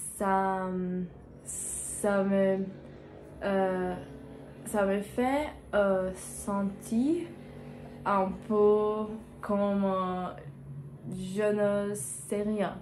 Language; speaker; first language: French; non-native, learner; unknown